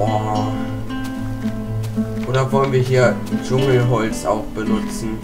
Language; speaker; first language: German; native; German